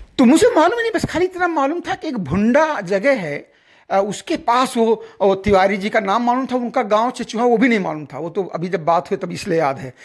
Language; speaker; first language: Hindi; native; Hindi